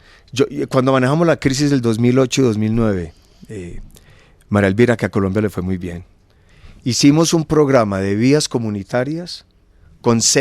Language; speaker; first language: Spanish; native; Spanish